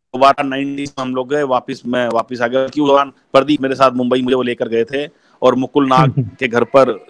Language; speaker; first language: Hindi; native; Hindi